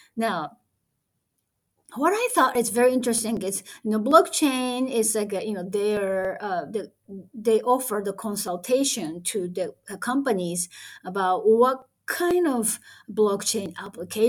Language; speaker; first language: English; non-native, fluent; Japanese